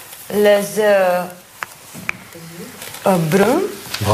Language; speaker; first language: French; non-native, learner; Russian